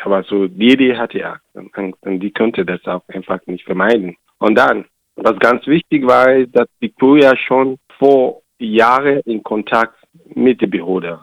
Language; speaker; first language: German; non-native, learner; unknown